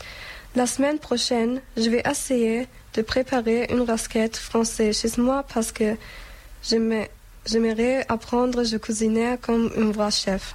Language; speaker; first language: French; non-native, learner; German